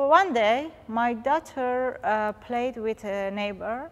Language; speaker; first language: English; non-native, learner; Persian